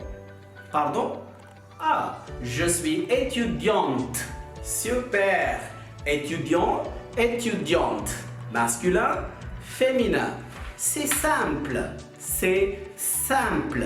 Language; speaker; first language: French; non-native, fluent; Tamil